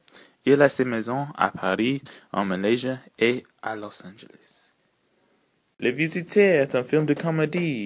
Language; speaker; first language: French; non-native, learner; English